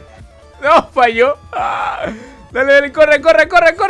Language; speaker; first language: Spanish; native; Spanish